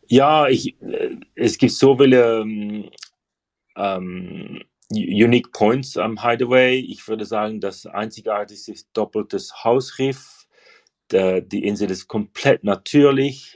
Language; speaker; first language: German; non-native, learner; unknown